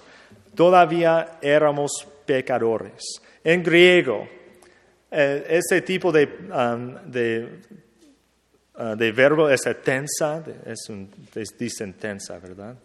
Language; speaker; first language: Spanish; non-native, fluent; English